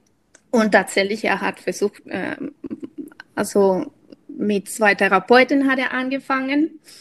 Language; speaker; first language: German; non-native, fluent; Spanish